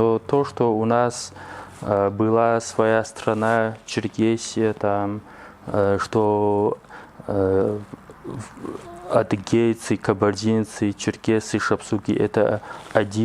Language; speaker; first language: Russian; non-native, local second language; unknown